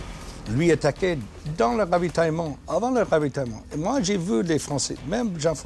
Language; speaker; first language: French; non-native, fluent; English